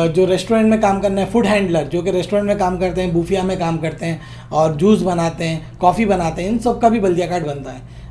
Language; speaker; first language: Hindi; non-native, local second language; Urdu